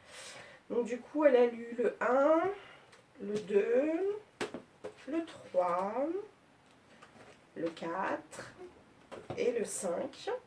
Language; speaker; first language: French; native; French